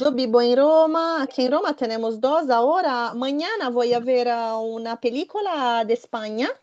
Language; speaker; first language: Spanish; non-native, fluent; Portuguese